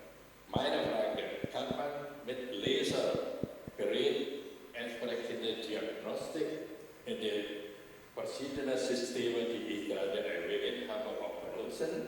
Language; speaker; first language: German; non-native, fluent; Indonesian